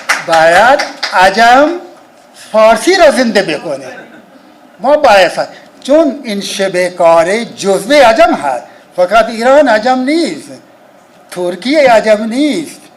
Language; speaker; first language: Persian; non-native, fluent; Urdu